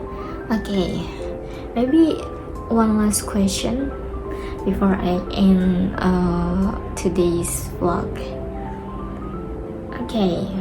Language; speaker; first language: English; non-native, learner; Indonesian